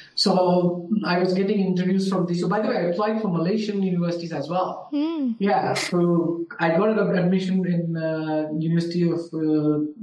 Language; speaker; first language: English; non-native, local second language; Urdu